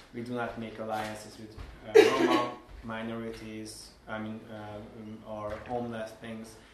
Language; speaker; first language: English; non-native, fluent; Hungarian